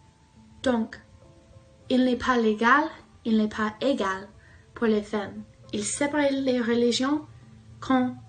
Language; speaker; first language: French; non-native, learner; English